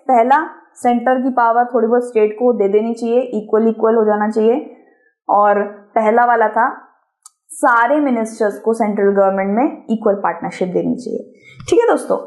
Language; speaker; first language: Hindi; native; Hindi